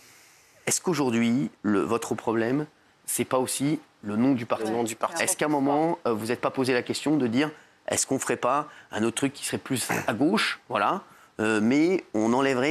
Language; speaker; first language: French; native; French